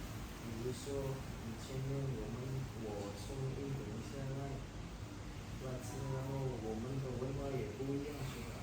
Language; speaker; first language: Chinese; non-native, learner; Indonesian